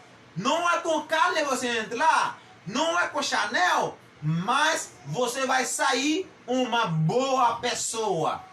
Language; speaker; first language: Portuguese; non-native, learner; Haitian Creole